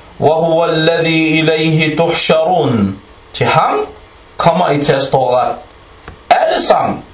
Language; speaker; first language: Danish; non-native, fluent; Arabic